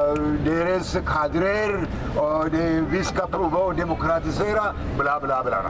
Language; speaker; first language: Norwegian; non-native, fluent; Oromo